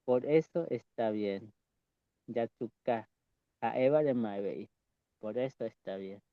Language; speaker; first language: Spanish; non-native, local second language; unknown